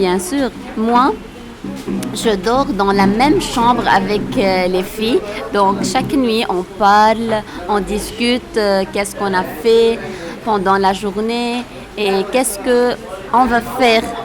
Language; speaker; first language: French; non-native, local second language; Arabic